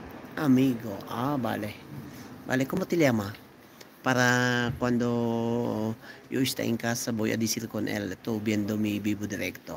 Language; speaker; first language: Spanish; non-native, learner; Iloko